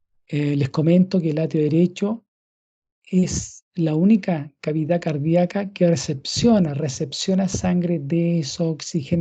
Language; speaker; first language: Spanish; native; Spanish